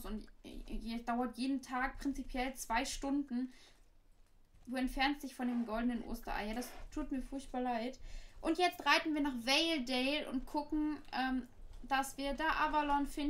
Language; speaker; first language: German; native; German